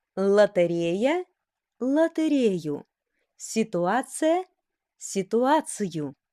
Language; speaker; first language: Russian; non-native, fluent; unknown